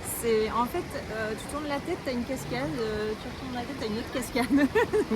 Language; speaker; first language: French; native; French